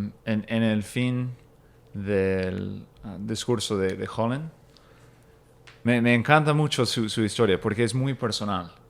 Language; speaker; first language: Spanish; non-native, fluent; English